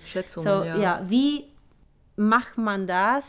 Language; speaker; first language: German; non-native, fluent; Spanish